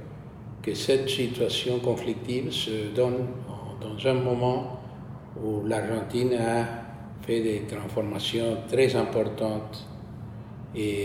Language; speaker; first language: French; non-native, fluent; Spanish